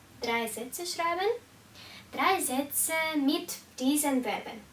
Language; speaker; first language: German; non-native, fluent; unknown